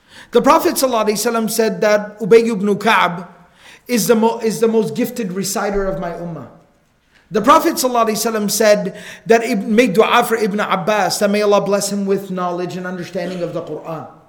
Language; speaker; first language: English; native; English